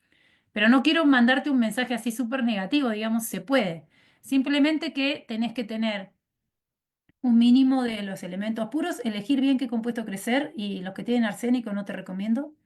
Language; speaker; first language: Spanish; native; Spanish